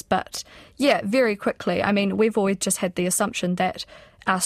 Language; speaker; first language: English; native; English